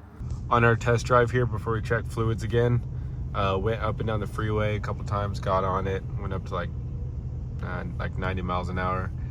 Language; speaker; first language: English; native; English